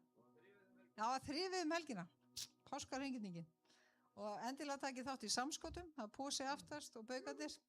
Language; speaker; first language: Icelandic; native; Icelandic